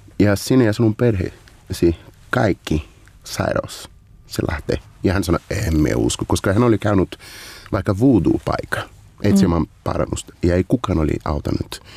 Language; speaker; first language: Finnish; non-native, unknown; Portuguese